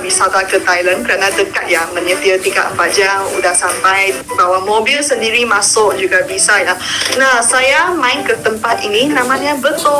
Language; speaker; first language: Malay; non-native, local second language; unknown